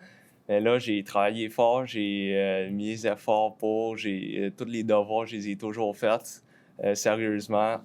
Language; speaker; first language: French; native; French